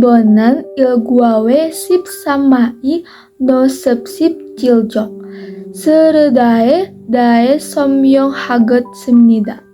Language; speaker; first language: Korean; non-native, learner; Indonesian